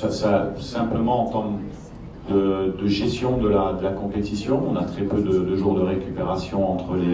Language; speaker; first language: French; native; French